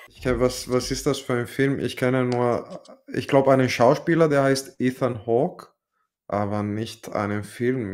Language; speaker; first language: German; non-native, fluent; Italian